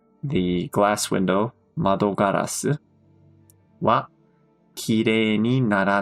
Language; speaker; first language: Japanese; non-native, fluent; English